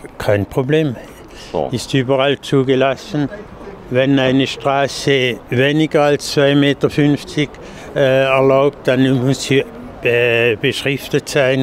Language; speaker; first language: German; non-native, fluent; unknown